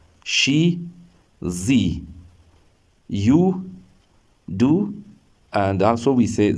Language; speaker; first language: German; non-native, learner; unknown